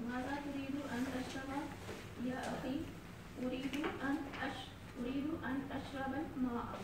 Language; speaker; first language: Arabic; non-native, learner; Urdu